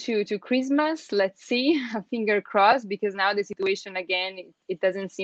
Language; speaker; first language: English; non-native, fluent; Italian